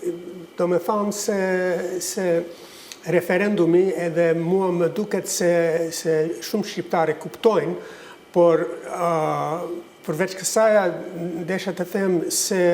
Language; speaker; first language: Albanian; non-native, fluent; English